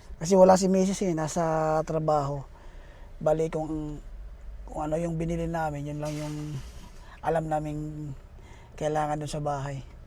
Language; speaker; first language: Filipino; non-native, local second language; Cebuano